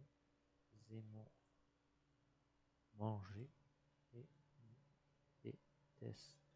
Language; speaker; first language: French; non-native, learner; English